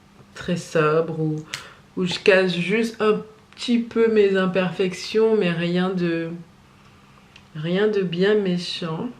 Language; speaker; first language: French; native; French